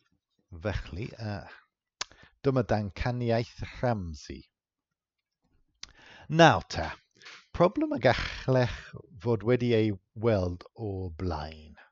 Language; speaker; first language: Welsh; non-native, fluent; English